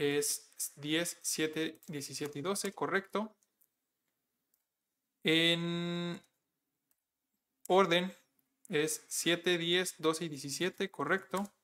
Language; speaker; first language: Spanish; native; Spanish